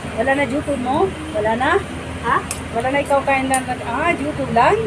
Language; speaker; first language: Filipino; non-native, learner; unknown